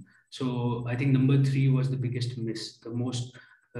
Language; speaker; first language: English; non-native, local second language; Hindi